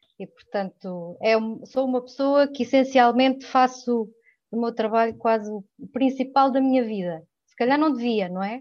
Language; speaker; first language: Portuguese; early bilingual, other home language; French